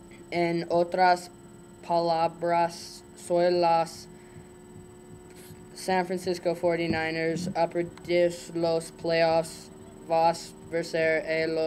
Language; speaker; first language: Spanish; non-native, learner; English